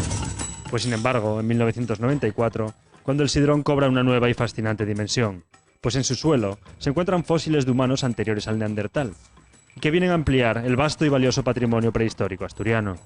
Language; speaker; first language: Spanish; native; Spanish